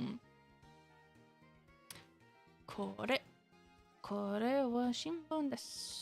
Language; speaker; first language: Japanese; non-native, learner; English